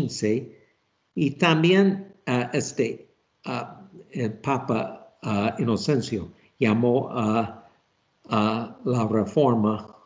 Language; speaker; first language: Spanish; non-native, fluent; English